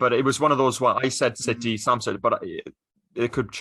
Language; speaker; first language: English; native; English